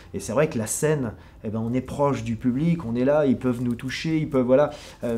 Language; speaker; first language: French; native; French